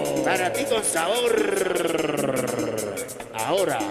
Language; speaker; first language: Spanish; native; Spanish